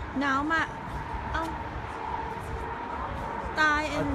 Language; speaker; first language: English; non-native, learner; Thai